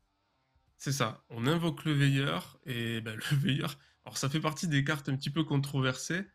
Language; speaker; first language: French; native; French